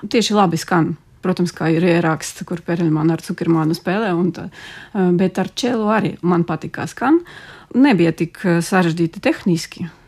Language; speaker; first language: Latvian; non-native, local second language; Russian